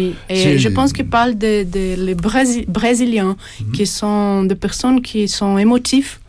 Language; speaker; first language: French; non-native, fluent; Portuguese